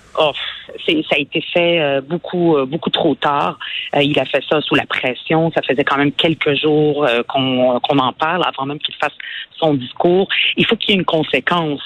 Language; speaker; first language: French; early bilingual, other home language; Arabic